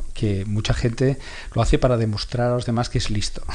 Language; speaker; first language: Spanish; non-native, local second language; Catalan